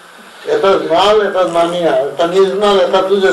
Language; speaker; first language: Russian; non-native, learner; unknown